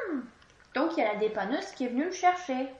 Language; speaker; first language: French; native; French